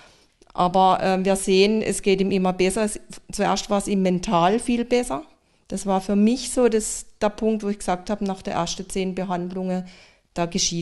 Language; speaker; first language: German; native; German